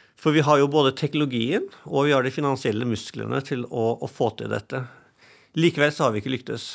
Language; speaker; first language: Norwegian; non-native, fluent; German